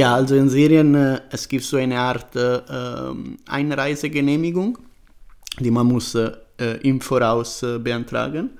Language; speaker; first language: German; non-native, fluent; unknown